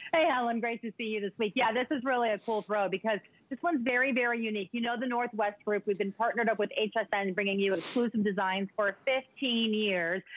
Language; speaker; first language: English; native; English